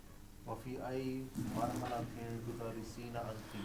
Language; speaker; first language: Arabic; non-native, learner; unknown